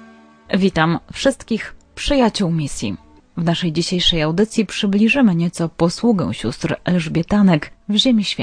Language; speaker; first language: Polish; native; Polish